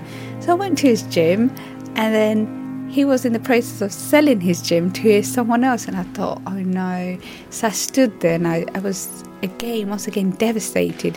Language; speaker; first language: English; native; English